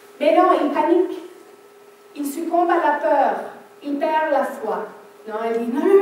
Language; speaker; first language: French; non-native, fluent; German